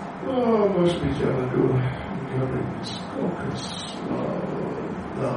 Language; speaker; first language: Russian; non-native, learner; English